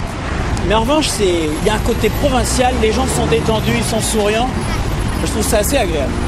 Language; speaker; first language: French; native; French